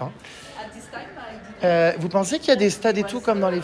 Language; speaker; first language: French; native; French